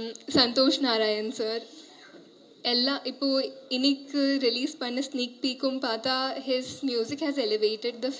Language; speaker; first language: Tamil; non-native, fluent; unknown